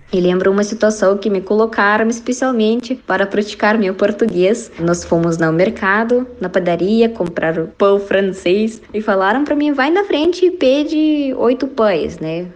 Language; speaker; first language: Portuguese; non-native, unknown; Russian